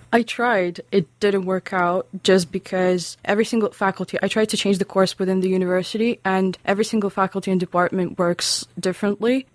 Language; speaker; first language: English; non-native, fluent; Lithuanian